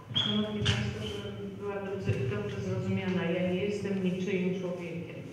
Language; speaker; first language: Polish; native; Polish